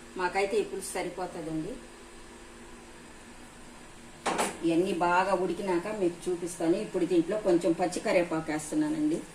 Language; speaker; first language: Telugu; native; Telugu